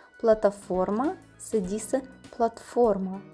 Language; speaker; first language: Spanish; non-native, fluent; Russian